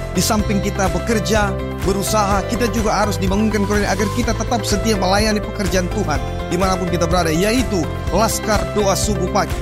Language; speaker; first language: Indonesian; native; Indonesian